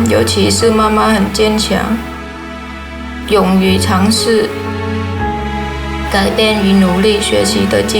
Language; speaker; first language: Chinese; non-native, fluent; Vietnamese